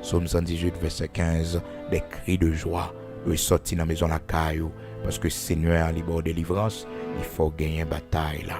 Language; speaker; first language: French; non-native, local second language; Haitian Creole